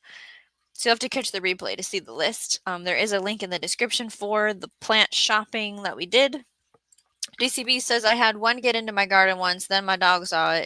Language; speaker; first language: English; native; English